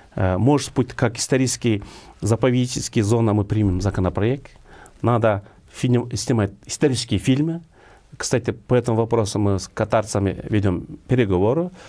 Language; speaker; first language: Russian; non-native, local second language; Kyrgyz